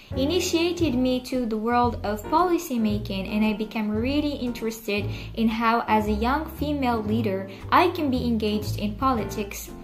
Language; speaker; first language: English; non-native, fluent; Arabic